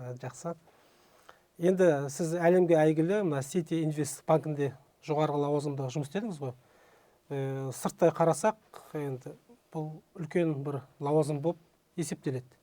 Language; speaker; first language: Kazakh; native; Kazakh